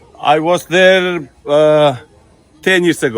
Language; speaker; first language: English; non-native, learner; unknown